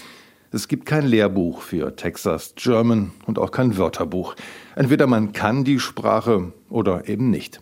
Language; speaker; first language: German; native; German